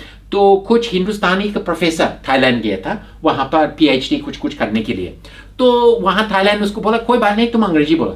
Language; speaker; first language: Hindi; non-native, fluent; English